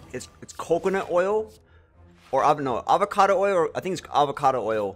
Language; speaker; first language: English; native; English